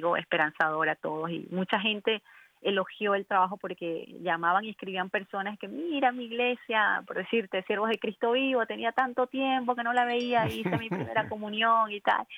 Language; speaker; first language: Spanish; native; Spanish